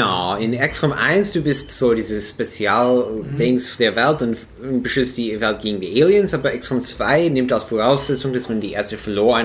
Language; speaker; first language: German; non-native, fluent; English